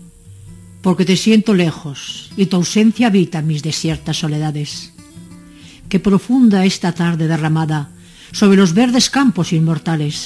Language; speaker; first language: Spanish; native; Spanish